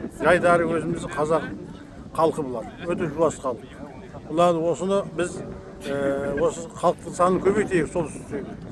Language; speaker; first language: Kazakh; early bilingual, heritage; Kazakh